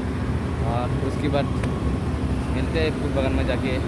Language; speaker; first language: Hindi; non-native, local second language; Kok Borok